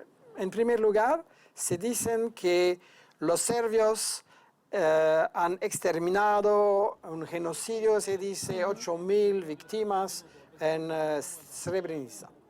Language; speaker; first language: Spanish; non-native, fluent; French